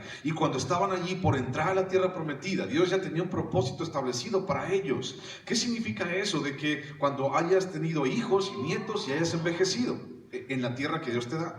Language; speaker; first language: Spanish; native; Spanish